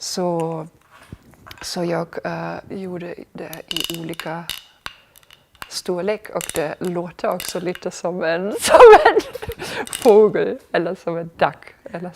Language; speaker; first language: Swedish; non-native, fluent; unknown